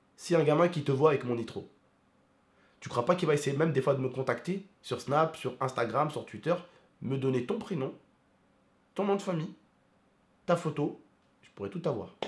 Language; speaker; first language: French; early bilingual, other home language; Arabic